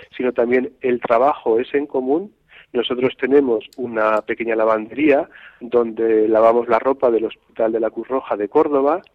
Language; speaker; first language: Spanish; native; Spanish